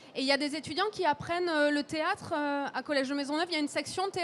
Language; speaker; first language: French; native; French